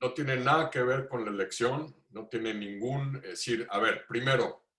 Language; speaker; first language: Spanish; native; Spanish